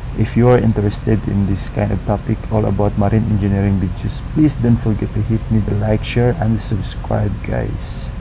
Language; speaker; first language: English; non-native, local second language; Filipino